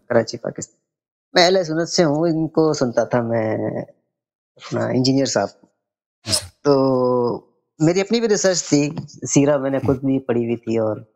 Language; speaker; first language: Urdu; native; Urdu